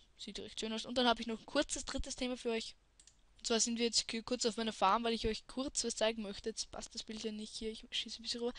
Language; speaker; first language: German; native; German